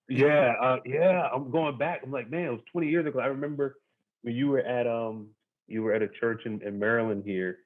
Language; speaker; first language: English; native; English